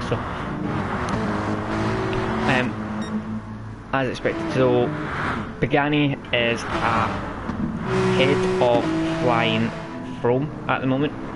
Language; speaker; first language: English; native; English